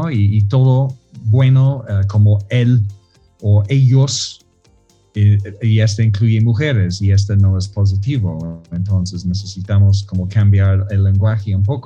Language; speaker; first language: Spanish; non-native, fluent; English